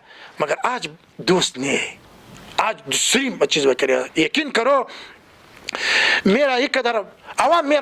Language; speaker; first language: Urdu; non-native, learner; Pashto